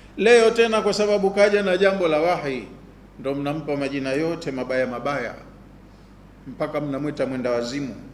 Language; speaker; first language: Swahili; native; Swahili